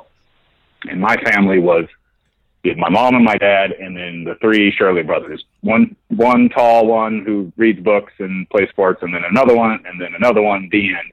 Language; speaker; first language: English; native; English